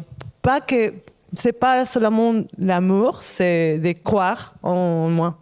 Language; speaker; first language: French; non-native, fluent; Spanish